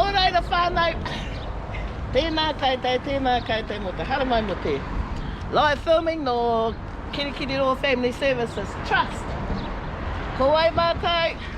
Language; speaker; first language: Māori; non-native, local second language; English